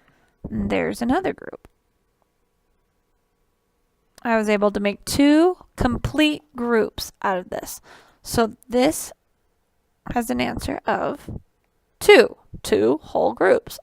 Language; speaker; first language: English; native; English